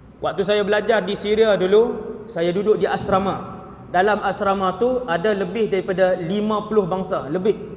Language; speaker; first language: Malay; native; Malay